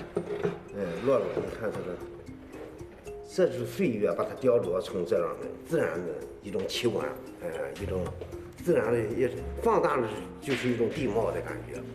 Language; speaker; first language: Chinese; native; Chinese